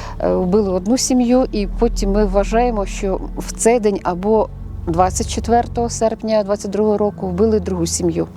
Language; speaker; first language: Ukrainian; native; Ukrainian